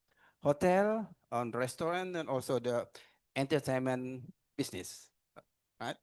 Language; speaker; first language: English; non-native, learner; Indonesian